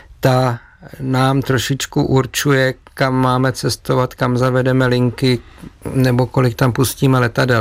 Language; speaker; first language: Czech; native; Czech